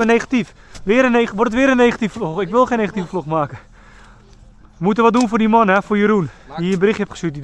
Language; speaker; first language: Dutch; native; Dutch